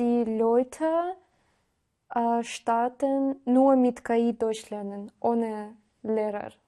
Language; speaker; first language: German; non-native, learner; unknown